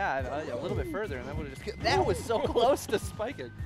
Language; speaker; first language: English; native; English